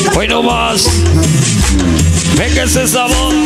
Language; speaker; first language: Spanish; native; Spanish